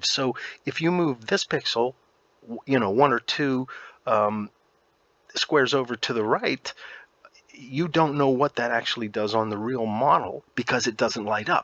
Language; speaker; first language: English; native; English